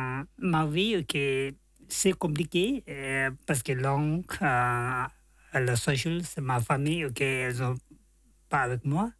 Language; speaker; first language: French; non-native, learner; Tibetan